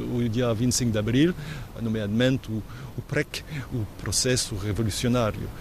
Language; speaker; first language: Portuguese; non-native, learner; French